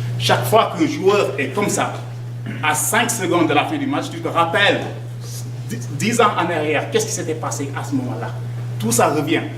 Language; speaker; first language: French; non-native, local second language; Wolof